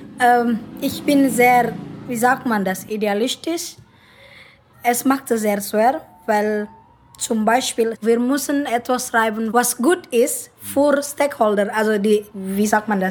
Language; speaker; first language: German; non-native, learner; Indonesian